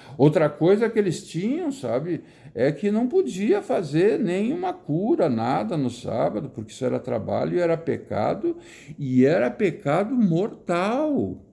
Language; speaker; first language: Portuguese; native; Portuguese